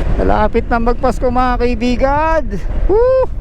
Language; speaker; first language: Filipino; native; Filipino